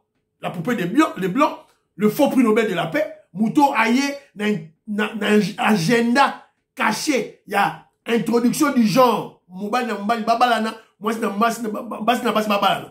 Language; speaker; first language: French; non-native, local second language; Lingala